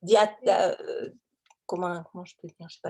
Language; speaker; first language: French; non-native, fluent; Italian